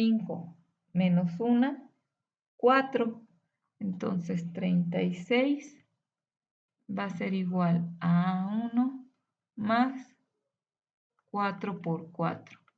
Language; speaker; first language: Spanish; native; Spanish